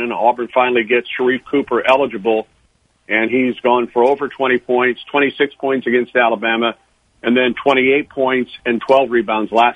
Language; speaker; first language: English; native; English